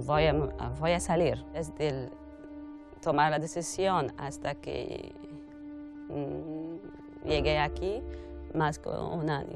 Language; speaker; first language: Spanish; non-native, fluent; Arabic